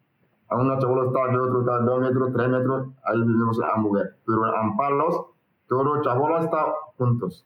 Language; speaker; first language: Spanish; non-native, learner; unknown